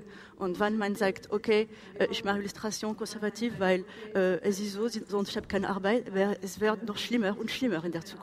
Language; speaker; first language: German; non-native, learner; French